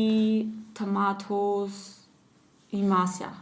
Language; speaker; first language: Russian; non-native, learner; English